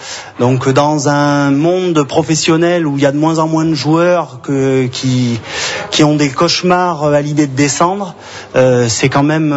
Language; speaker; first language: French; native; French